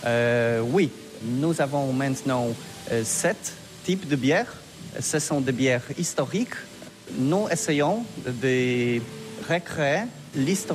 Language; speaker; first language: French; non-native, learner; Polish